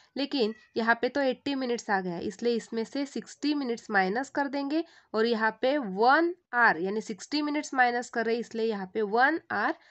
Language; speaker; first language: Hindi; non-native, local second language; Marathi